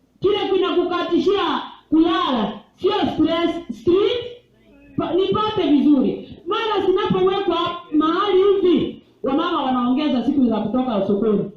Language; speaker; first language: Swahili; non-native, local second language; Gusii